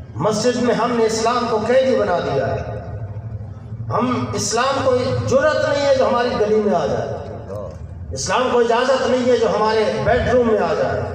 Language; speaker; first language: Urdu; non-native, local second language; Baluchi